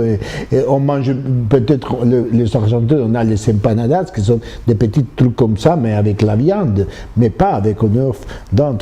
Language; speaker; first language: French; non-native, fluent; Spanish